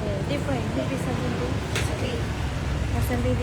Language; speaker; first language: English; non-native, learner; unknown